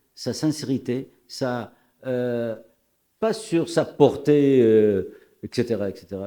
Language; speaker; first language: French; non-native, local second language; Arabic